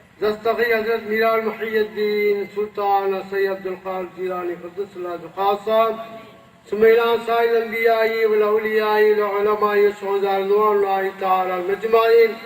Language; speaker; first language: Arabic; non-native, fluent; Tamil